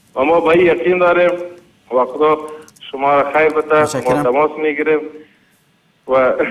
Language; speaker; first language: Persian; native; Persian